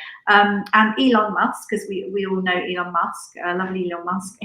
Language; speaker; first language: English; native; English